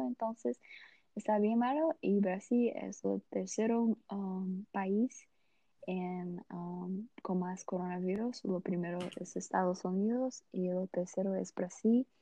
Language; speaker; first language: Spanish; non-native, learner; Portuguese